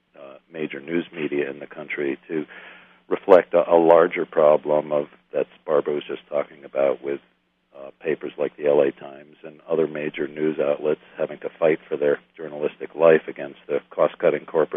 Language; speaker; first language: English; native; English